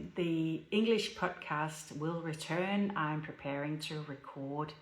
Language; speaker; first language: English; non-native, fluent; Danish